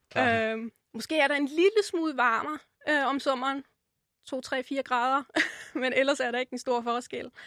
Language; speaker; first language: Danish; non-native, fluent; German